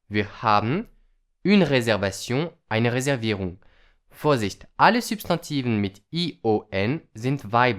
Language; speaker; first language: German; non-native, fluent; French